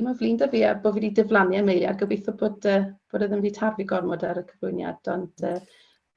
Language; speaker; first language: Welsh; native; Welsh